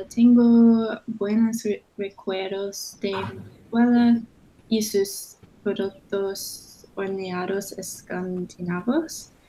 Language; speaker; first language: Spanish; non-native, learner; English